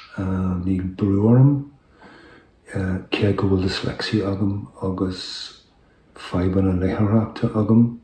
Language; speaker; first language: Irish; non-native, local second language; English